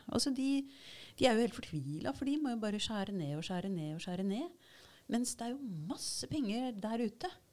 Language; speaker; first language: Norwegian; native; Norwegian